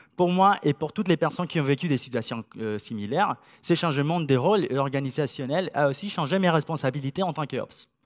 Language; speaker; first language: French; non-native, fluent; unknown